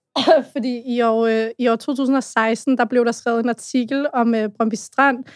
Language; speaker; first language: Danish; native; Danish